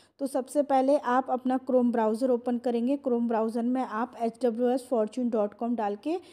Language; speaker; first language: Hindi; non-native, local second language; Marathi